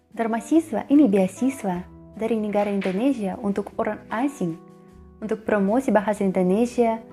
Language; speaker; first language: Indonesian; non-native, learner; Russian